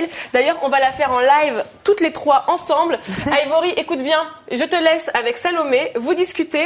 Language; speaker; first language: French; native; French